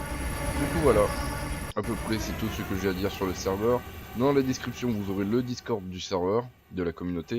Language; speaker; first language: French; native; French